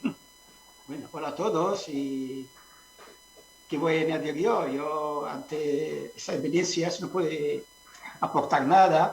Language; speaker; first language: Spanish; non-native, fluent; Arabic